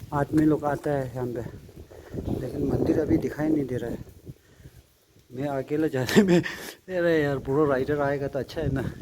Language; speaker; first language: Hindi; non-native, local second language; Tibetan